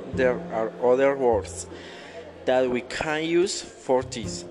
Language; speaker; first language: English; non-native, learner; Spanish